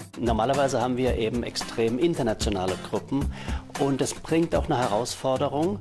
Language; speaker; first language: German; native; German